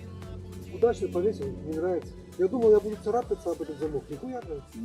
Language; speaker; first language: Russian; native; Russian